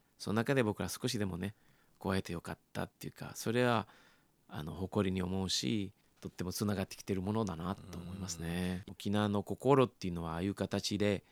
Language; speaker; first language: Japanese; early bilingual, other home language; Spanish